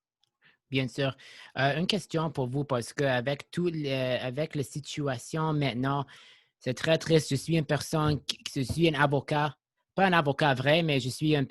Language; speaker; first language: French; non-native, local second language; English